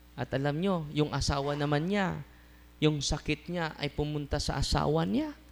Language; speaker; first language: Filipino; non-native, local second language; Cebuano